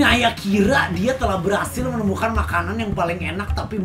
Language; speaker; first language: Indonesian; native; Indonesian